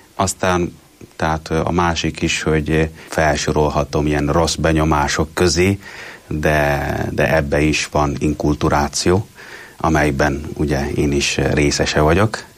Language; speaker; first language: Hungarian; non-native, fluent; Italian